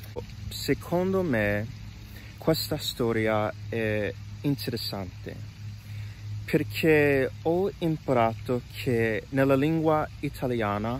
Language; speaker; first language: Italian; non-native, learner; English